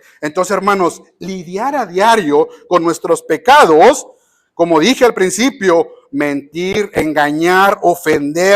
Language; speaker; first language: Spanish; native; Spanish